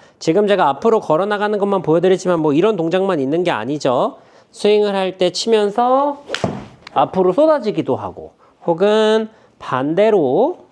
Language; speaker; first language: Korean; native; Korean